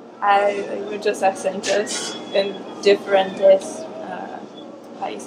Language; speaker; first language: Spanish; non-native, fluent; English